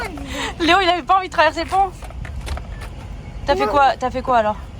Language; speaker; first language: French; native; French